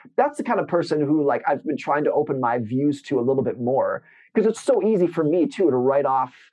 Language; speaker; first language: English; native; English